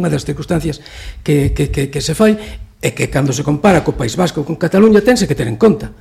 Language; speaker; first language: Galician; native; Galician